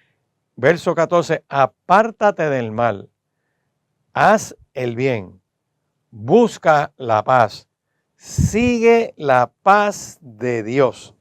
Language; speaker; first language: Spanish; native; Spanish